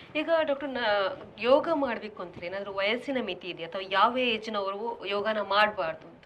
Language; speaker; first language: Kannada; native; Kannada